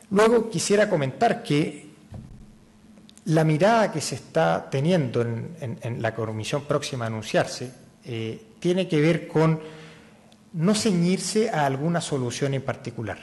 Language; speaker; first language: Spanish; native; Spanish